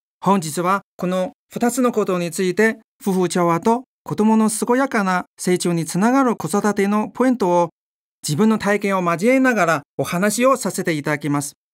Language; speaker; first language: Japanese; non-native, fluent; Chinese